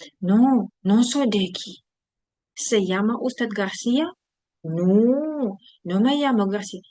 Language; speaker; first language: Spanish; non-native, fluent; Ukrainian